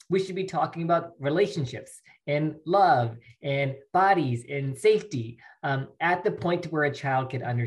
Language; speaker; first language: English; native; English